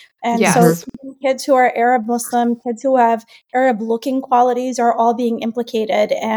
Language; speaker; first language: English; native; English